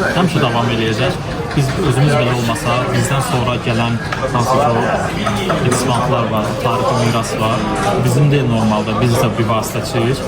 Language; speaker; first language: Azerbaijani; native; Azerbaijani